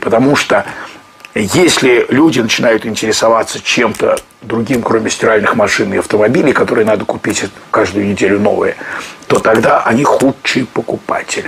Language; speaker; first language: Russian; native; Russian